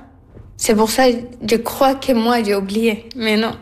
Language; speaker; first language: French; non-native, learner; Arabic